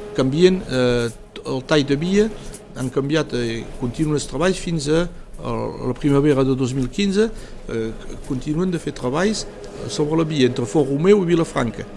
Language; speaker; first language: Catalan; early bilingual, heritage; Catalan